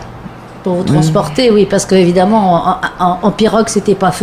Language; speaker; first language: French; native; French